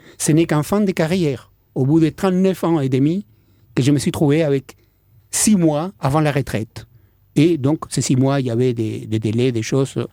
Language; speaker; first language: French; non-native, fluent; Spanish